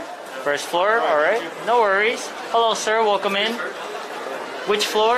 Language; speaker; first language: English; early bilingual, other home language; Chinese